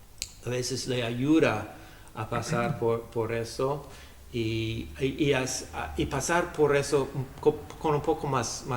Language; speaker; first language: Spanish; non-native, learner; English